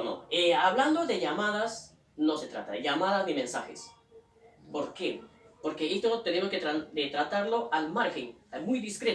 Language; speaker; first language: Spanish; native; Spanish